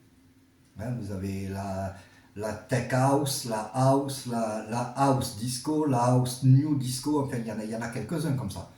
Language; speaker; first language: French; native; French